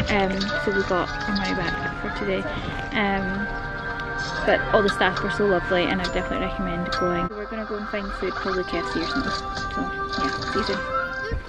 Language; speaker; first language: English; native; English